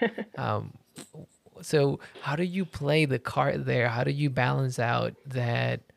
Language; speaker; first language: English; early bilingual, other home language; Spanish